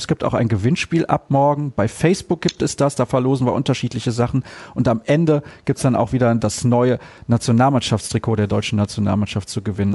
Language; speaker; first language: German; native; German